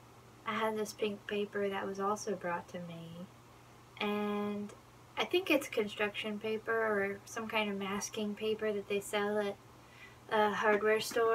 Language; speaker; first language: English; native; English